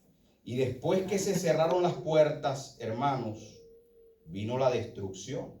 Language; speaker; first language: Spanish; native; Spanish